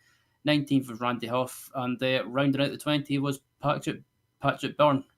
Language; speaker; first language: English; native; English